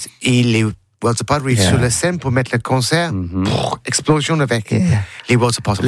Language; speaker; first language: French; non-native, learner; English